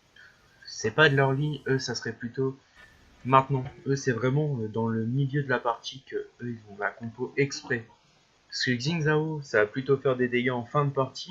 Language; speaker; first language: French; native; French